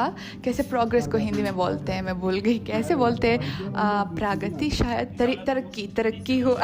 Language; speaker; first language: Hindi; non-native, fluent; Russian